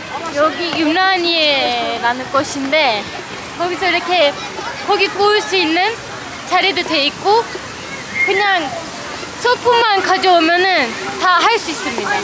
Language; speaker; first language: Korean; non-native, fluent; Turkish